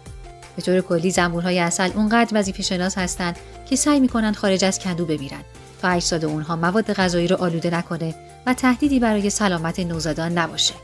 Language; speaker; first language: Persian; native; Persian